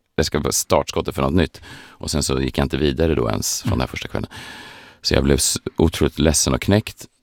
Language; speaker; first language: Swedish; early bilingual, other home language; Kurdish